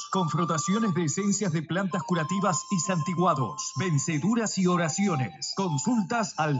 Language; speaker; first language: Spanish; native; Spanish